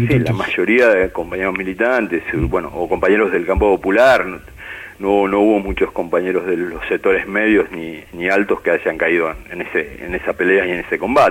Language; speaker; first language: Spanish; native; Spanish